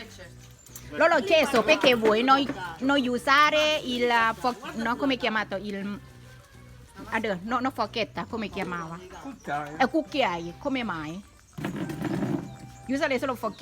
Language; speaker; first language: Italian; non-native, learner; Thai